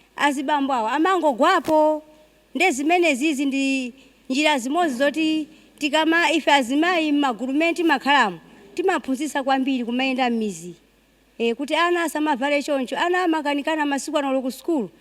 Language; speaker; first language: Nyanja; non-native, local second language; Tumbuka